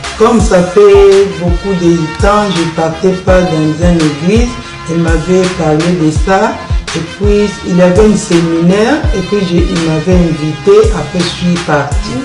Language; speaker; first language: French; non-native, local second language; Lingala